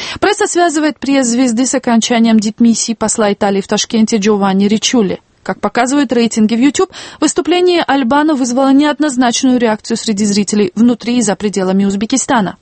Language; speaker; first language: Russian; non-native, local second language; Tajik